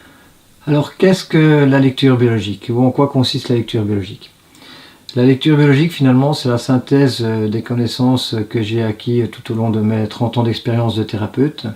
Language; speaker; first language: French; native; French